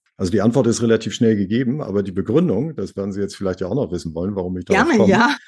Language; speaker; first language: German; native; German